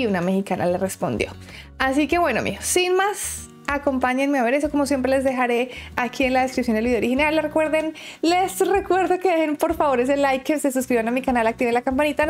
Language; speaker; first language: Spanish; native; Spanish